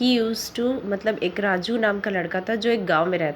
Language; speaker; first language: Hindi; native; Hindi